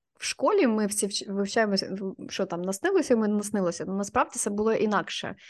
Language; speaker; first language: Ukrainian; non-native, local second language; Russian